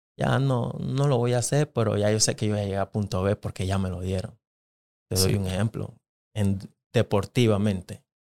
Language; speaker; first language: Spanish; non-native, local second language; Jamaican Creole English